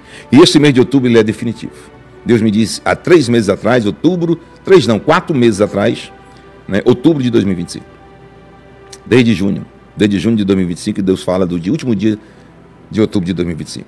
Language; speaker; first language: Portuguese; native; Portuguese